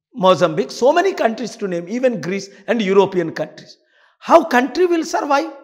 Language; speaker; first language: English; non-native, local second language; Telugu